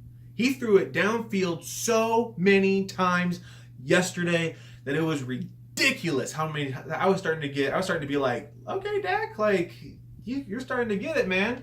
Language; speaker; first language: English; native; English